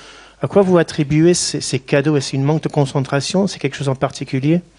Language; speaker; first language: French; native; French